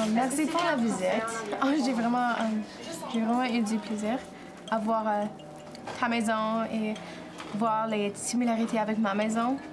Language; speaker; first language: French; non-native, local second language; English